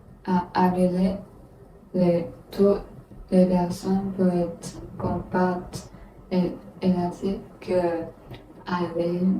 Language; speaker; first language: French; non-native, learner; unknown